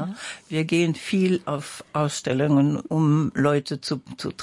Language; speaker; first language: German; non-native, local second language; French